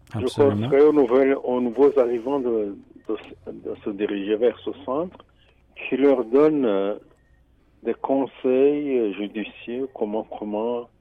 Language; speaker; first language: French; non-native, local second language; Rundi